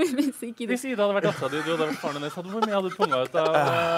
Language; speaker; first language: Norwegian; native; Norwegian